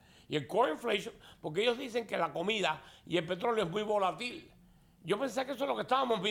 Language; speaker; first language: Spanish; native; Spanish